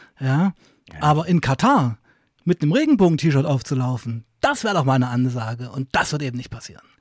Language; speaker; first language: German; native; German